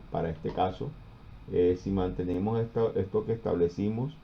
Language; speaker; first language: Spanish; native; Spanish